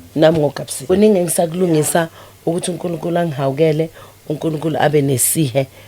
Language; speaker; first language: Zulu; native; Zulu